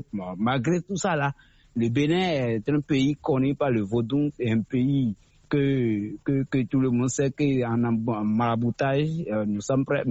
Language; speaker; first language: French; non-native, local second language; Fon